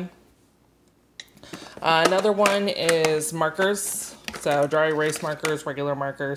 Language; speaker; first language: English; native; English